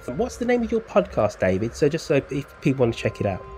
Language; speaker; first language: English; native; English